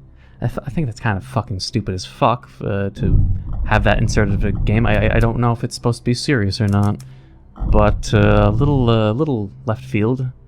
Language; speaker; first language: English; native; English